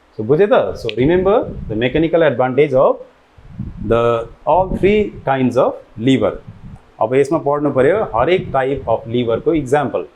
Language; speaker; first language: Nepali; native; Nepali